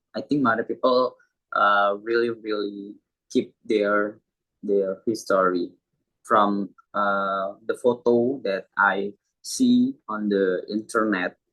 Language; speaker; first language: English; non-native, learner; Indonesian